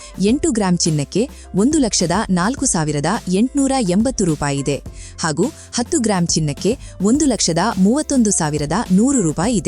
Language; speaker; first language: Kannada; native; Kannada